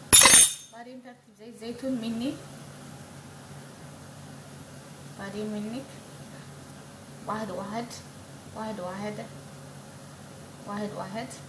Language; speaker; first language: Arabic; non-native, learner; Amharic